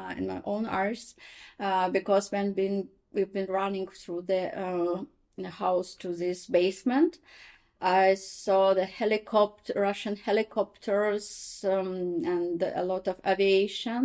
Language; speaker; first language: English; non-native, fluent; Ukrainian